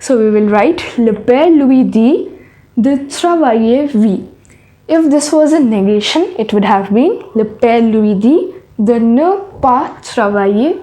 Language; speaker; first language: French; non-native, fluent; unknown